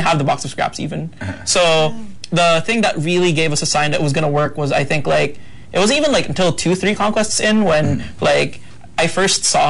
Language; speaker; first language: English; non-native, local second language; Hiligaynon